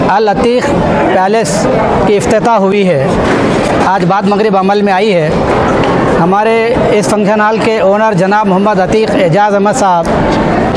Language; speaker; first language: Urdu; native; Urdu